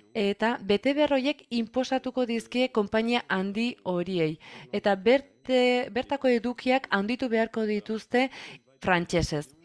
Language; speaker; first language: Basque; non-native, fluent; French